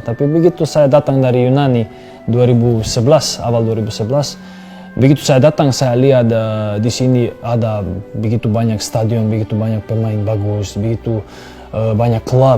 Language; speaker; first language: Indonesian; non-native, fluent; Serbian